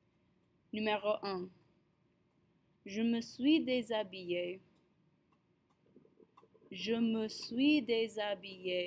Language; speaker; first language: French; non-native, fluent; English